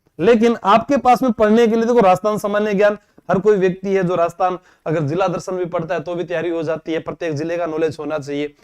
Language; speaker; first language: Hindi; native; Hindi